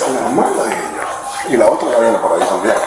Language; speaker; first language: Spanish; native; Spanish